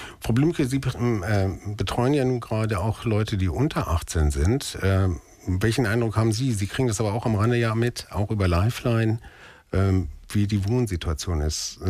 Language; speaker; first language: German; native; German